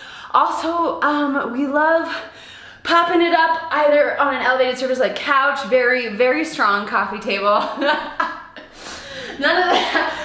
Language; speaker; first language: English; native; English